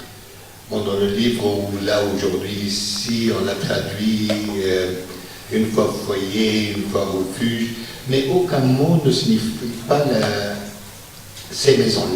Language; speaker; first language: French; non-native, fluent; Persian